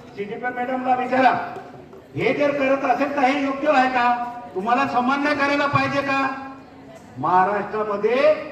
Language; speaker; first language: Marathi; non-native, local second language; Bhili